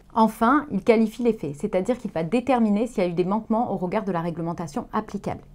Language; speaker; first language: French; native; French